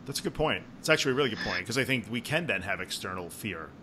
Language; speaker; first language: English; native; English